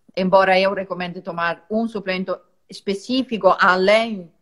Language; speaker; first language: Portuguese; non-native, fluent; Italian